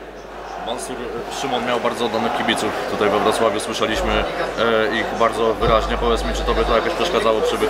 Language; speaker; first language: Polish; native; Polish